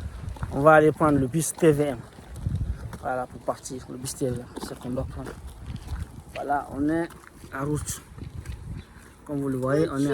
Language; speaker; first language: French; native; French